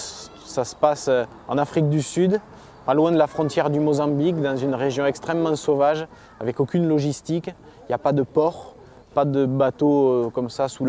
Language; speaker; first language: French; native; French